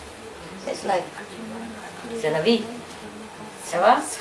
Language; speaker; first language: French; non-native, learner; Vietnamese